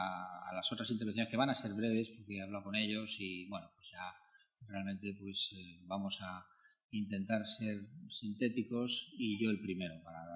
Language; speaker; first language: Spanish; native; Spanish